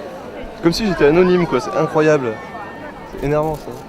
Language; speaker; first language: French; native; French